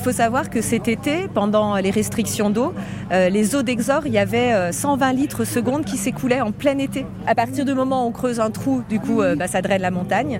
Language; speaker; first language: French; native; French